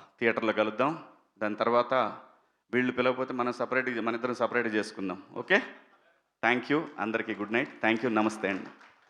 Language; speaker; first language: Telugu; native; Telugu